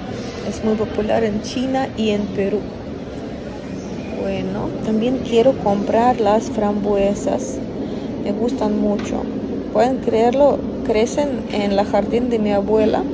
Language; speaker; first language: Spanish; non-native, fluent; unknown